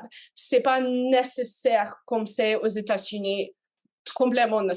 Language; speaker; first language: French; non-native, learner; English